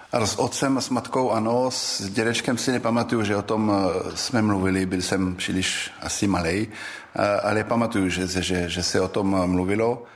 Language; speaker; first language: Czech; early bilingual, heritage; Czech